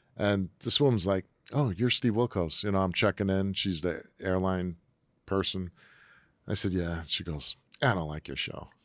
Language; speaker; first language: English; native; English